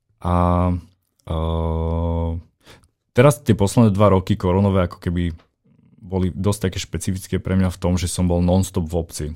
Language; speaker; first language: Slovak; native; Slovak